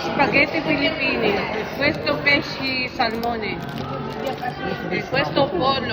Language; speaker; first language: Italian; non-native, learner; Filipino